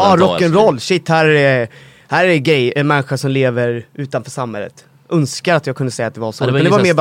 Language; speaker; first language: Swedish; native; Swedish